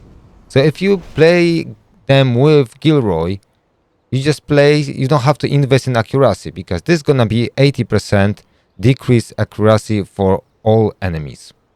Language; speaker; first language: English; non-native, fluent; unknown